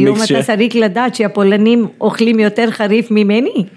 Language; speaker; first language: Hebrew; non-native, fluent; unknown